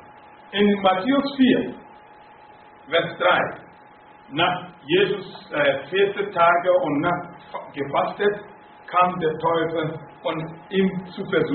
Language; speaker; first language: German; non-native, fluent; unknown